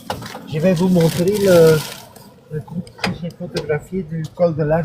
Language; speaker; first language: French; non-native, fluent; Dutch